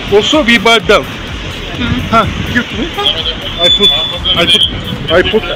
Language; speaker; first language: English; non-native, learner; Turkish